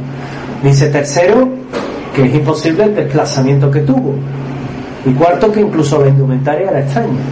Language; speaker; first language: Spanish; native; Spanish